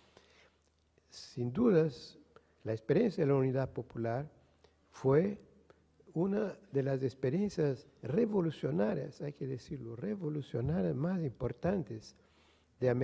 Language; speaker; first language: Spanish; non-native, fluent; Portuguese